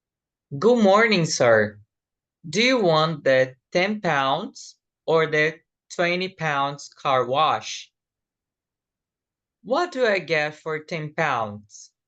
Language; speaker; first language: English; non-native, fluent; Portuguese